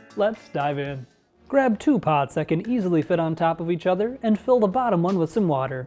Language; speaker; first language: English; native; English